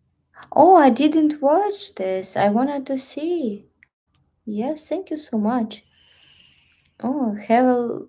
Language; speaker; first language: English; non-native, learner; Russian